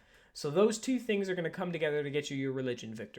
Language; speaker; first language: English; native; English